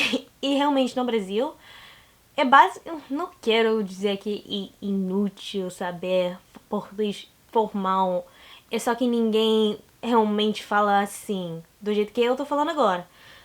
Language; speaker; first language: Portuguese; non-native, learner; English